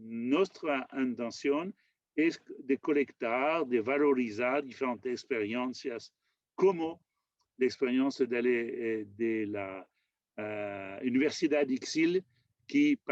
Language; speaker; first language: Spanish; non-native, fluent; French